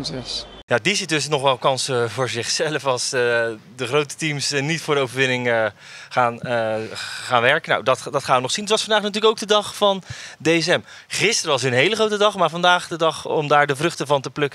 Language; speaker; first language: Dutch; native; Dutch